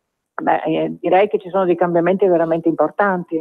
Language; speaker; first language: Italian; native; Italian